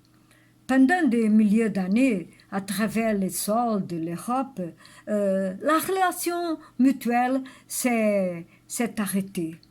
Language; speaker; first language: French; non-native, learner; Portuguese